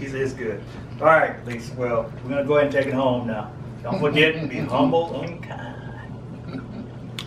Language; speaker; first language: English; native; English